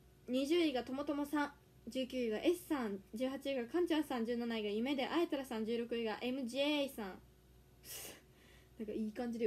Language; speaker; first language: Japanese; native; Japanese